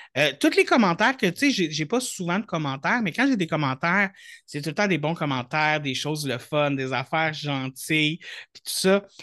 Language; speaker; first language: French; native; French